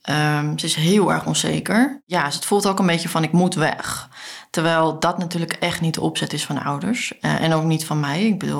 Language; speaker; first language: Dutch; native; Dutch